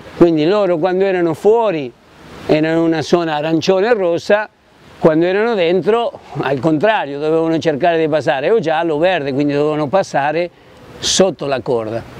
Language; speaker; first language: Italian; non-native, fluent; Spanish